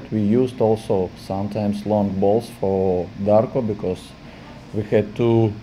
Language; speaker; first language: English; non-native, fluent; Latvian